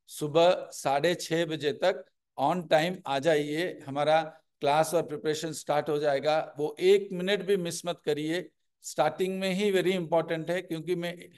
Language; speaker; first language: Hindi; non-native, local second language; Telugu